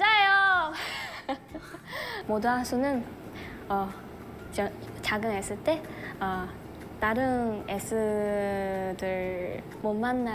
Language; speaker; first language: Korean; non-native, fluent; Japanese